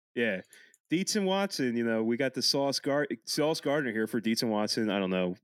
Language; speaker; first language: English; early bilingual, other home language; Italian